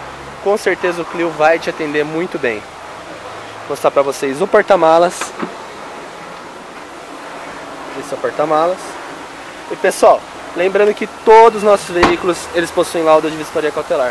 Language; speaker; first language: Portuguese; native; Portuguese